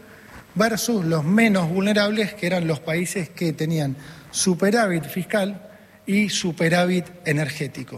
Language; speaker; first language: Spanish; native; Spanish